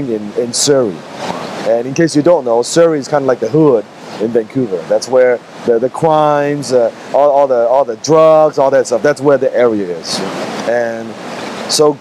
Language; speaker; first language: English; non-native, local second language; Cantonese